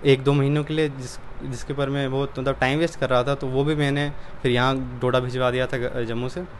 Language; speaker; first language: Hindi; native; Hindi